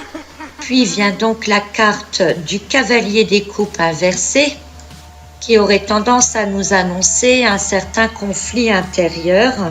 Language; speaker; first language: French; native; French